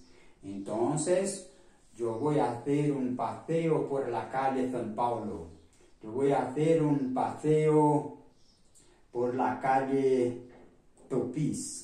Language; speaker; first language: Spanish; non-native, fluent; Portuguese